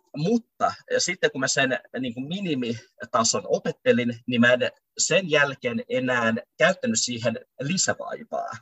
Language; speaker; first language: Finnish; early bilingual, other home language; Russian